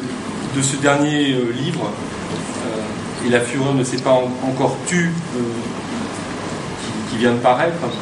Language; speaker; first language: French; native; French